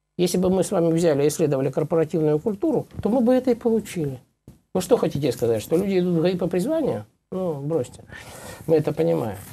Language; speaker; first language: Russian; native; Russian